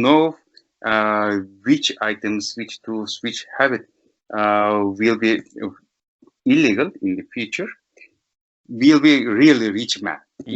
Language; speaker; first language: English; non-native, learner; Turkish